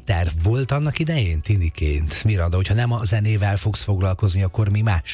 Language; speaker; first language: Hungarian; native; Hungarian